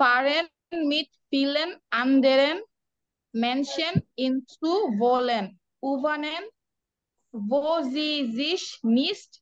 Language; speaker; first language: German; non-native, learner; Bangla